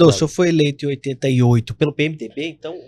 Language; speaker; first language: Portuguese; native; Portuguese